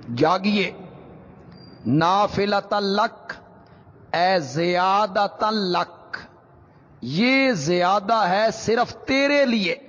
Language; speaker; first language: Urdu; non-native, local second language; Punjabi